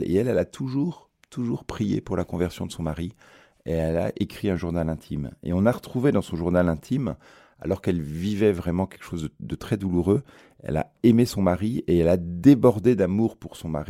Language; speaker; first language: French; native; French